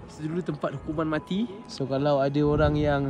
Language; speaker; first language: Malay; native; Malay